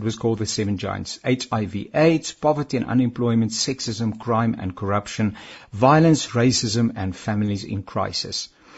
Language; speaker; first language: English; non-native, local second language; Afrikaans